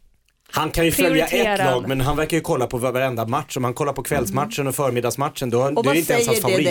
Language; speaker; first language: Swedish; native; Swedish